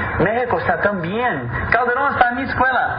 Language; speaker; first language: Spanish; non-native, fluent; Portuguese